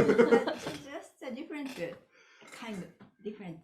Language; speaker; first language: English; non-native, learner; Japanese